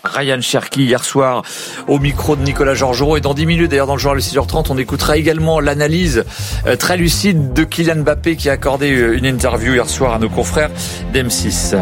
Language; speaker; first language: French; native; French